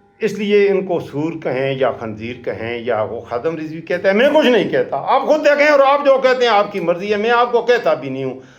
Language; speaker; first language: Urdu; non-native, local second language; Pashto